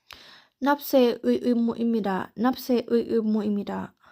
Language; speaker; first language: Korean; non-native, learner; Thai